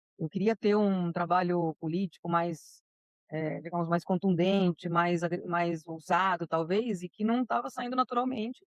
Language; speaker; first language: Portuguese; early bilingual, other home language; Spanish